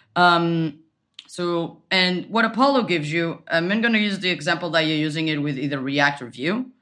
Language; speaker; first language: English; non-native, fluent; Portuguese